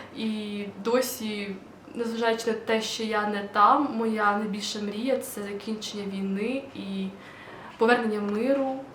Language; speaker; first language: Ukrainian; non-native, local second language; Russian